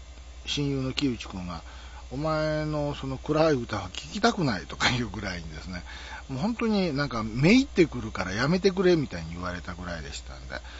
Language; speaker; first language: Japanese; native; Japanese